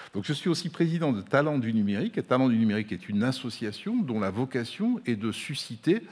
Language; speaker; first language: French; non-native, local second language; Arabic